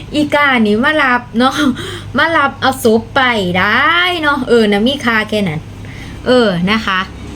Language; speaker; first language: Thai; non-native, local second language; Lao